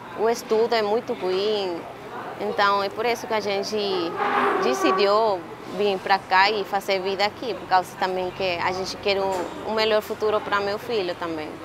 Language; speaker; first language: Portuguese; non-native, learner; Spanish